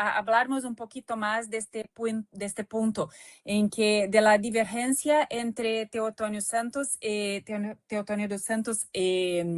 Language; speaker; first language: Spanish; non-native, fluent; Portuguese